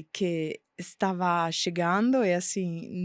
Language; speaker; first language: Portuguese; non-native, fluent; Italian